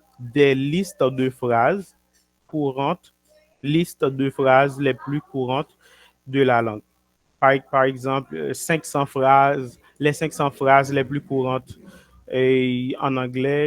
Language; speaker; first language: French; non-native, local second language; Haitian Creole